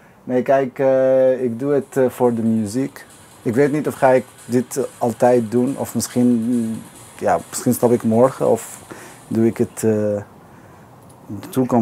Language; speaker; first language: Dutch; non-native, fluent; Arabic